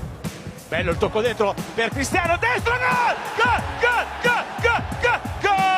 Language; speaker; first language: Italian; native; Italian